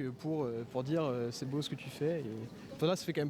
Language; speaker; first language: French; native; French